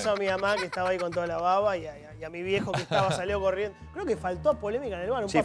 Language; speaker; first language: Spanish; native; Spanish